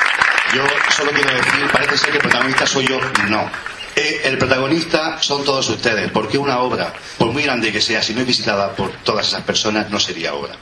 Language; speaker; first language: Spanish; native; Spanish